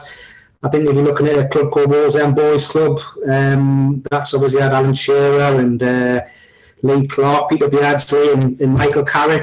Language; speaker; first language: English; native; English